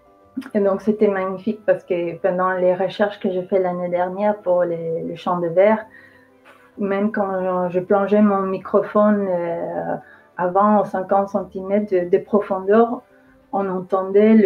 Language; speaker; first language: French; non-native, fluent; Spanish